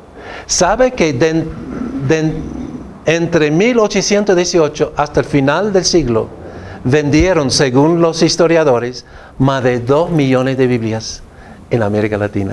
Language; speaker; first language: Spanish; non-native, fluent; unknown